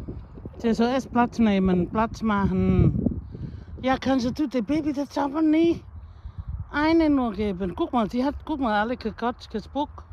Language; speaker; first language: German; non-native, learner; Indonesian